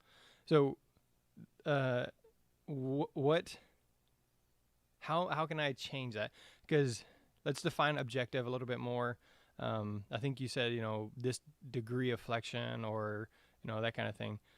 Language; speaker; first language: English; native; English